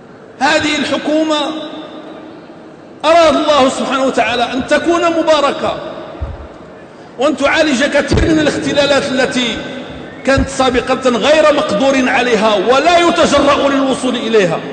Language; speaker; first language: Arabic; native; Arabic